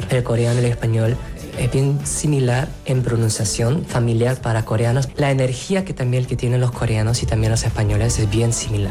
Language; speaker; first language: Spanish; non-native, fluent; Korean